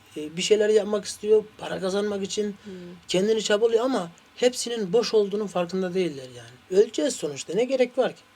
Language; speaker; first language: Turkish; native; Turkish